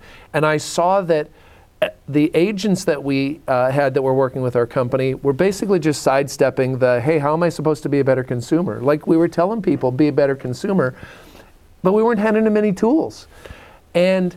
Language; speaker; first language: English; native; English